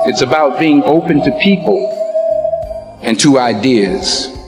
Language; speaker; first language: English; native; English